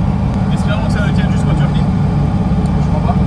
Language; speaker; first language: French; native; French